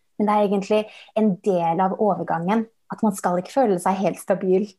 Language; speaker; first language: Norwegian; early bilingual, heritage; Norwegian